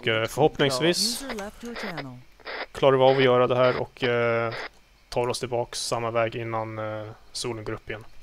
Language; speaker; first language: Swedish; native; Swedish